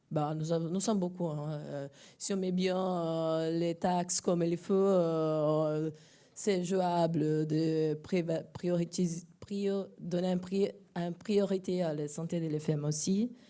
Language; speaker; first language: French; non-native, fluent; Portuguese